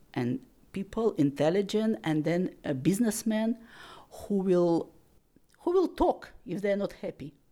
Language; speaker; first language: English; non-native, learner; Russian